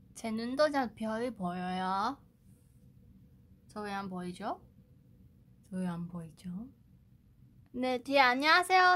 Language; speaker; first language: Korean; non-native, fluent; Chinese